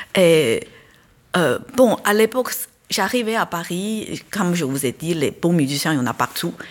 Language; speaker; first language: French; non-native, fluent; Chinese